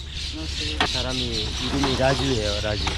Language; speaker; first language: Korean; non-native, fluent; Hindi